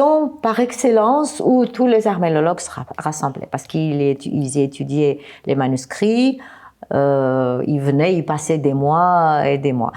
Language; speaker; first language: French; non-native, fluent; Armenian